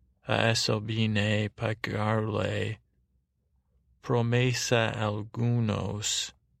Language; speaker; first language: Spanish; non-native, learner; English